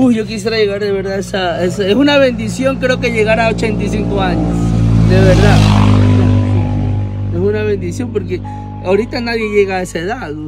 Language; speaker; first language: Spanish; native; Spanish